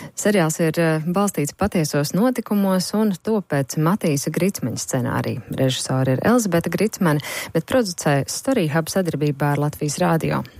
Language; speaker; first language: Latvian; native; Latvian